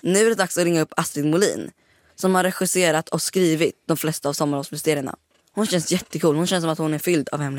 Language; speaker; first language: Swedish; native; Swedish